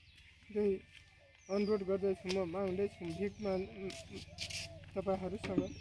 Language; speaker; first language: Nepali; non-native, local second language; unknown